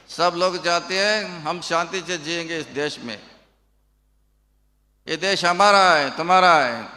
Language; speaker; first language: Hindi; non-native, local second language; Kannada